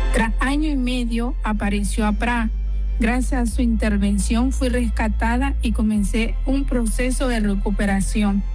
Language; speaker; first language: Spanish; native; Spanish